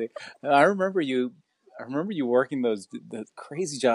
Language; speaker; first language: English; native; English